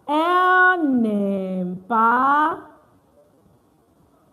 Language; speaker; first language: French; non-native, fluent; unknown